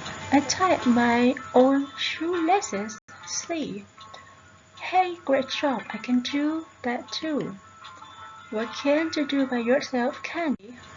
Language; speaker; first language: English; non-native, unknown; Thai